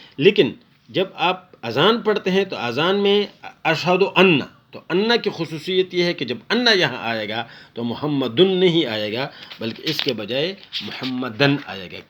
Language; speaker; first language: Urdu; non-native, local second language; Pashto